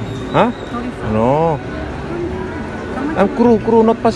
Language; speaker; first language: English; non-native, learner; Indonesian